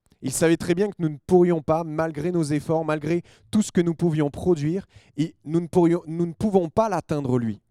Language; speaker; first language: French; native; French